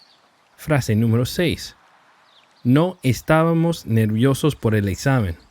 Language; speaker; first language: Spanish; non-native, fluent; English